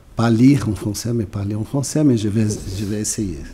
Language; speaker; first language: French; non-native, fluent; Portuguese